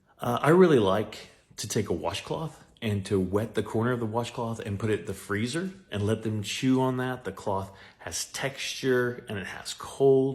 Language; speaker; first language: English; native; English